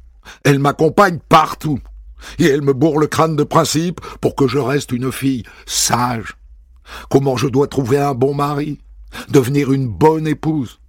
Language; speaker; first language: French; native; French